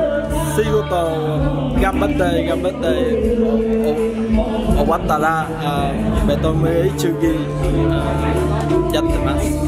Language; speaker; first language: Japanese; non-native, learner; Vietnamese